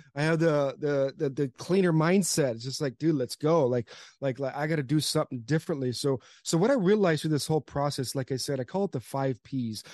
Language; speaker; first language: English; native; English